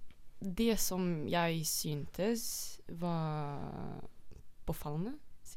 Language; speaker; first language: Norwegian; non-native, fluent; Dutch